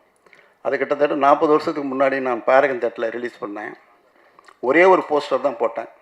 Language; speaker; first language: Tamil; native; Tamil